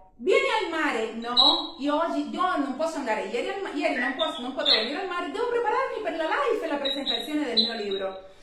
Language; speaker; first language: Italian; non-native, fluent; Spanish